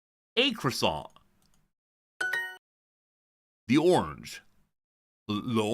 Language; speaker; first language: French; non-native, learner; English